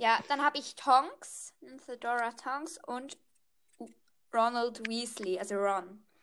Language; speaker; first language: German; native; German